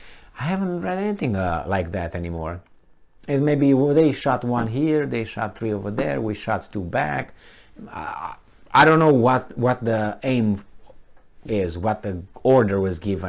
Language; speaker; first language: English; non-native, fluent; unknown